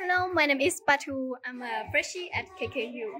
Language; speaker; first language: English; non-native, learner; Thai